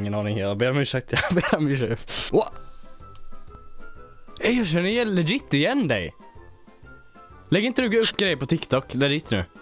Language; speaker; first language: Swedish; native; Swedish